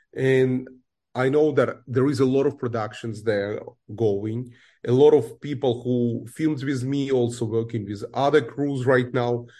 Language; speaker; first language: English; non-native, fluent; Russian